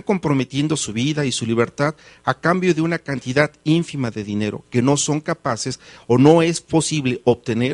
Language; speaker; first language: Spanish; native; Spanish